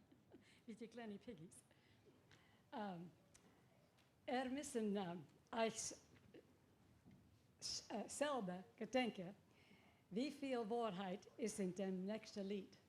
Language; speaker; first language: German; early bilingual, heritage; English